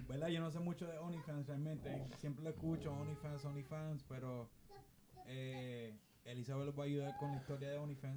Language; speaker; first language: Spanish; early bilingual, heritage; Spanish